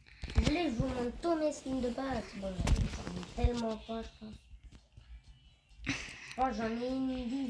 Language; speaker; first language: French; native; French